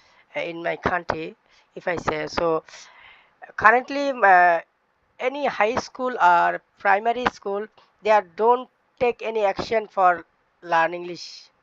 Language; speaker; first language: English; non-native, learner; Bangla